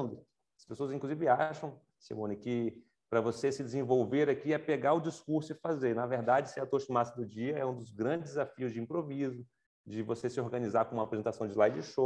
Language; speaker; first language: Portuguese; native; Portuguese